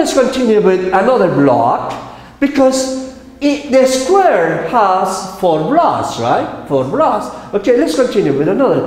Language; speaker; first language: English; non-native, fluent; Spanish